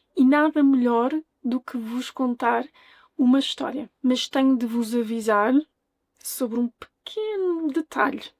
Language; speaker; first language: Portuguese; native; Portuguese